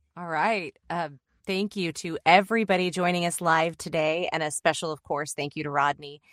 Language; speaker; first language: English; native; English